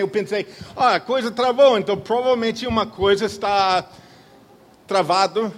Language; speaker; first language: Portuguese; non-native, fluent; English